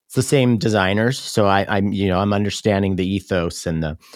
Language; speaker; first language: English; native; English